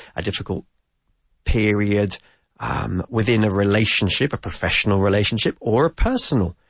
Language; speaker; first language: English; native; English